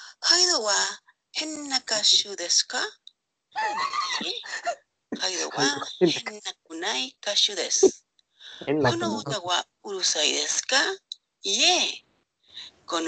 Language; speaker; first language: Japanese; non-native, learner; Spanish